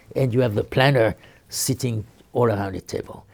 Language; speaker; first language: English; non-native, fluent; French